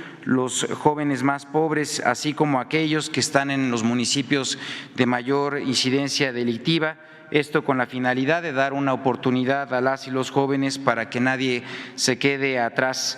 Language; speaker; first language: Spanish; native; Spanish